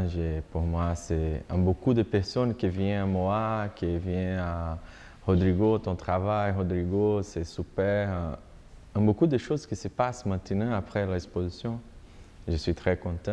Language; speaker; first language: French; non-native, learner; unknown